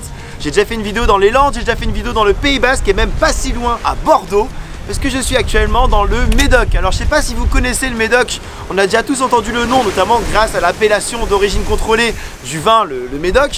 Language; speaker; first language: French; native; French